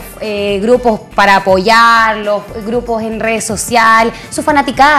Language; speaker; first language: Spanish; native; Spanish